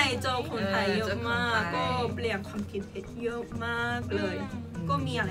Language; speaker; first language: Thai; non-native, learner; Korean